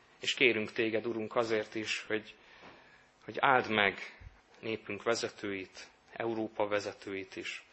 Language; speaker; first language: Hungarian; native; Hungarian